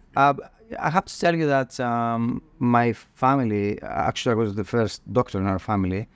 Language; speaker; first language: English; non-native, fluent; Greek